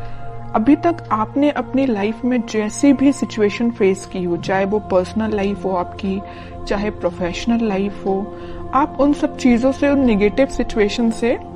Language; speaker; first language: Hindi; native; Hindi